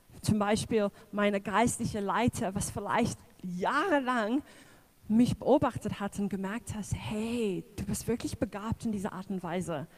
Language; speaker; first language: German; non-native, fluent; English